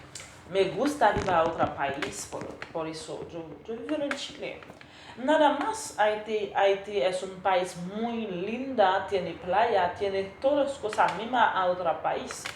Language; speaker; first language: Spanish; non-native, learner; Haitian Creole